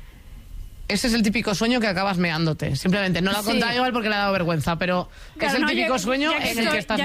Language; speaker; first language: Spanish; native; Spanish